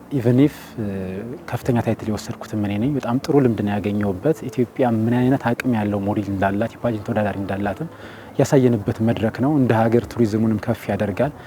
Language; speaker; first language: Amharic; native; Amharic